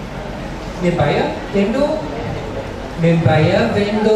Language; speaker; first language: Indonesian; non-native, learner; English